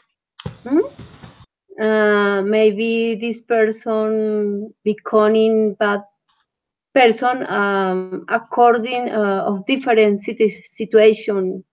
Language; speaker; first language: English; non-native, learner; Spanish